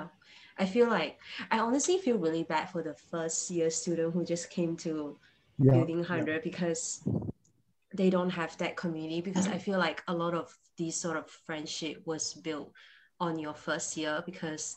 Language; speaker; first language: English; non-native, local second language; Chinese